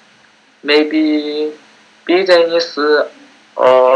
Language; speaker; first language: English; non-native, learner; Chinese